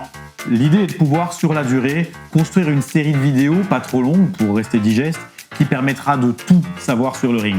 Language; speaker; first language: French; native; French